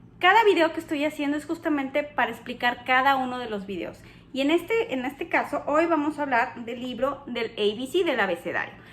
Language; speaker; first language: Spanish; native; Spanish